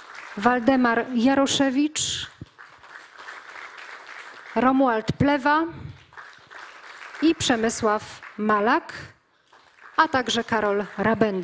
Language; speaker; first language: Polish; native; Polish